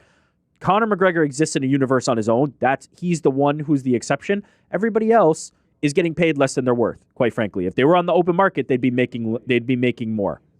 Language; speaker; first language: English; native; English